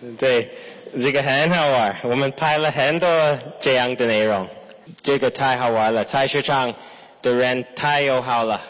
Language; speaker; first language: Chinese; non-native, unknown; English